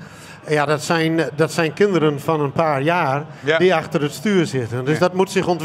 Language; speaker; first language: Dutch; native; Dutch